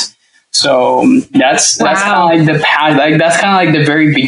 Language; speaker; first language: English; non-native, fluent; Spanish